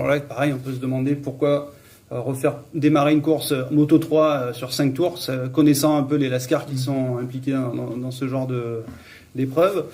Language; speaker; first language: French; native; French